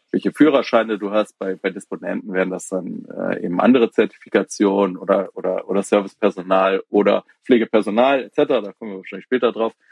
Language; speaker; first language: German; native; German